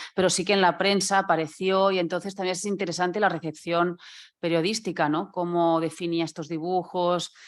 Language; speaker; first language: Spanish; non-native, local second language; Catalan